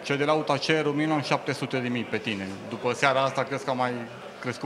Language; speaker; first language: Romanian; native; Romanian